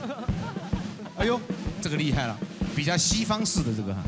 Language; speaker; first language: Chinese; native; Chinese